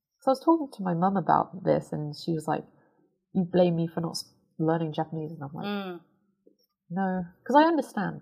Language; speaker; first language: English; native; English